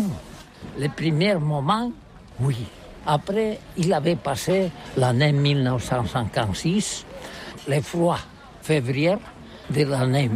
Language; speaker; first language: French; non-native, learner; Catalan